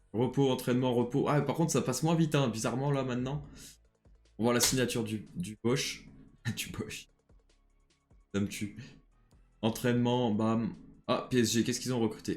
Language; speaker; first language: French; native; French